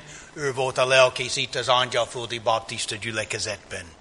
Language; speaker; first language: Hungarian; non-native, fluent; English